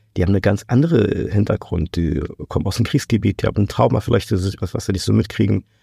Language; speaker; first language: German; non-native, fluent; Portuguese